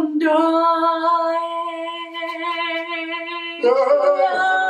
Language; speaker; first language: German; non-native, learner; English